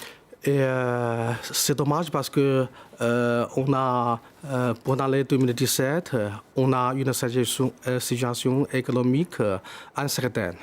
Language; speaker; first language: French; non-native, fluent; Chinese